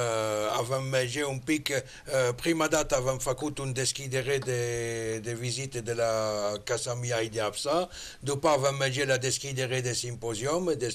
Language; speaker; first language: Romanian; non-native, learner; French